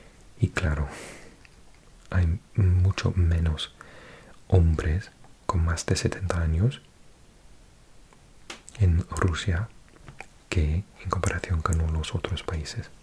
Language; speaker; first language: Spanish; non-native, fluent; English